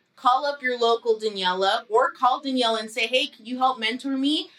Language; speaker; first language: English; native; English